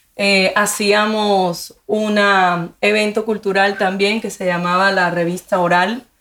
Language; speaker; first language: Spanish; native; Spanish